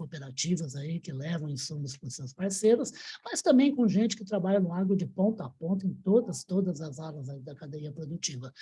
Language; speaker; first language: Portuguese; native; Portuguese